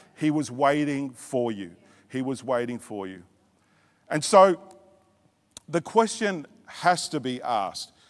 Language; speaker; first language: English; native; English